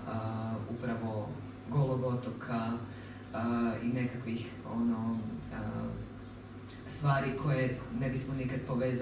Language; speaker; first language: Croatian; native; Croatian